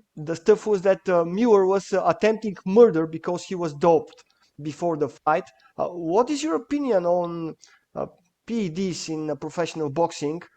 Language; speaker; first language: English; non-native, fluent; Bulgarian